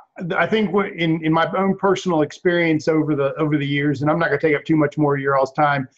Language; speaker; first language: English; native; English